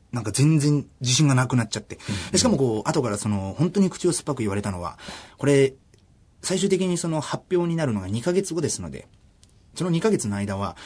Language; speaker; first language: Japanese; early bilingual, other home language; German